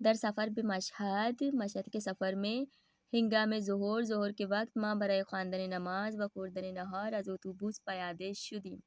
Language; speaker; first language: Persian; non-native, fluent; Urdu